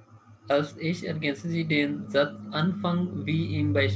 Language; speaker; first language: German; non-native, fluent; Urdu